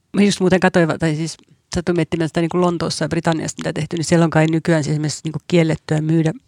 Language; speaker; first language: Finnish; native; Finnish